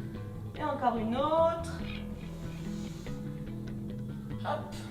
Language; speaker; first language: French; native; French